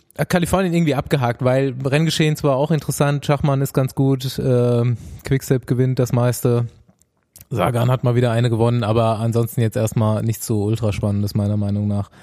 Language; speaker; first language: German; native; German